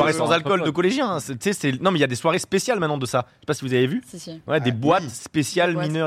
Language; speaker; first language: French; native; French